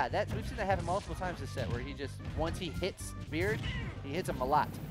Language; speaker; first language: English; native; English